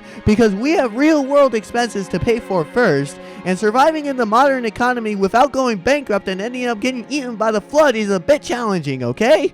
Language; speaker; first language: English; native; English